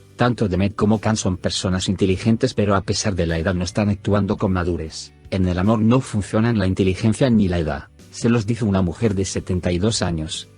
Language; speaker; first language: Spanish; native; Spanish